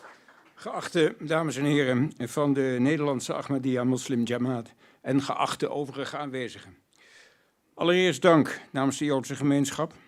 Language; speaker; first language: Dutch; native; Dutch